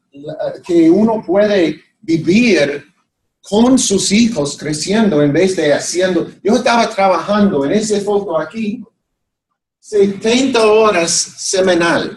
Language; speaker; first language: Spanish; non-native, fluent; English